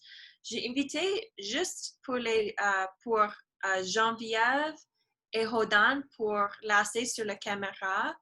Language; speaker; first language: French; non-native, learner; English